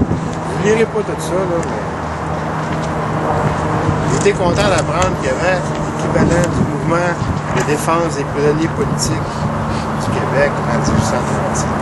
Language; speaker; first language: French; native; French